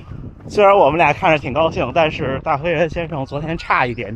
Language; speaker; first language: Chinese; native; Chinese